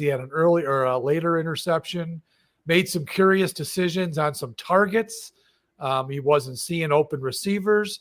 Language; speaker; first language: English; native; English